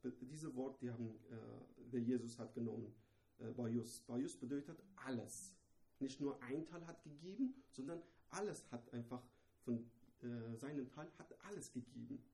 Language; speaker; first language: German; non-native, fluent; Persian